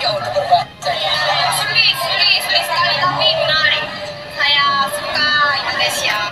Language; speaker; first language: Indonesian; non-native, learner; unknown